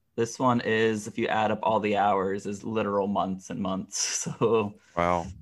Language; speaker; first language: English; native; English